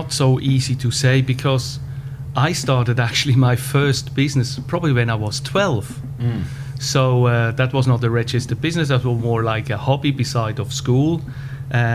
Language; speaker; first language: English; non-native, fluent; German